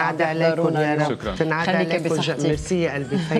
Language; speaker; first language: Arabic; native; Arabic